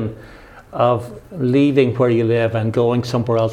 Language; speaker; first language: English; native; English